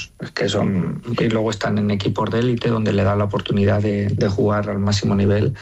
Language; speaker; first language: Spanish; native; Spanish